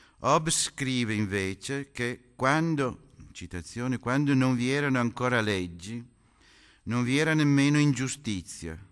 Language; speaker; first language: Italian; native; Italian